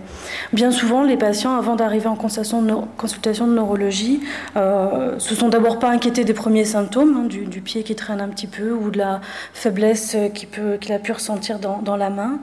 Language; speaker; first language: French; native; French